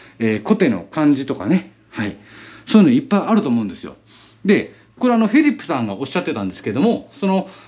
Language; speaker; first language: Japanese; native; Japanese